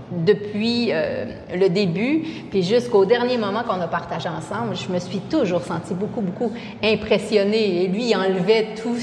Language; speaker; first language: French; native; French